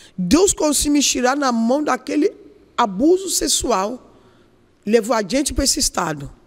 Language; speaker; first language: Portuguese; non-native, learner; Yoruba